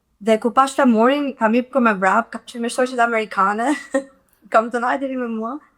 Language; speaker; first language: Albanian; early bilingual, heritage; Albanian